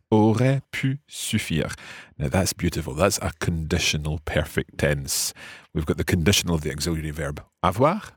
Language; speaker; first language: English; native; English